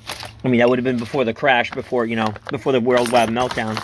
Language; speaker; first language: English; native; English